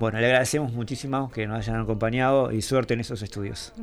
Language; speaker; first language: Spanish; native; Spanish